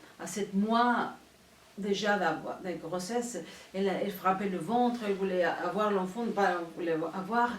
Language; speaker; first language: French; non-native, fluent; Spanish